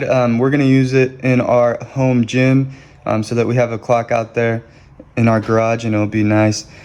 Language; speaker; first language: English; native; English